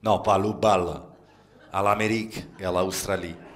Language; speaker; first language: Italian; early bilingual, other home language; French